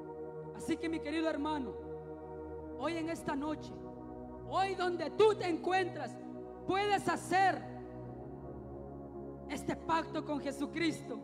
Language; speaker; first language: Spanish; native; Spanish